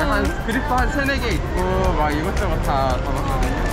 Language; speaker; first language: Korean; native; Korean